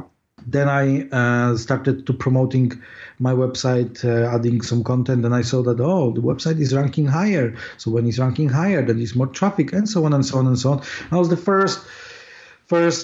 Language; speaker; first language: English; non-native, fluent; Polish